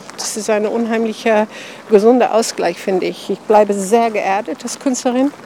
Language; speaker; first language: German; non-native, fluent; English